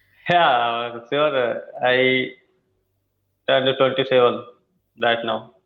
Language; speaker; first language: English; non-native, learner; Hindi